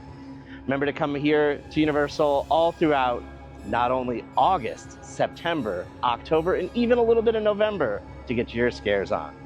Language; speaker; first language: English; native; English